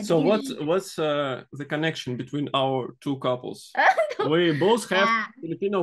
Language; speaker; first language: English; non-native, fluent; Russian